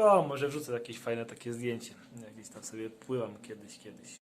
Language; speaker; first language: Polish; native; Polish